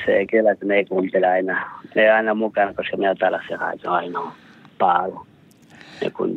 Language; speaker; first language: Finnish; non-native, learner; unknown